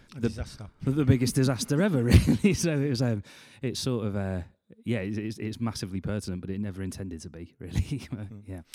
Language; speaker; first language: English; native; English